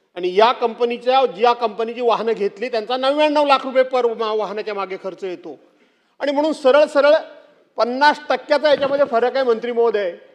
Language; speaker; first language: Marathi; native; Marathi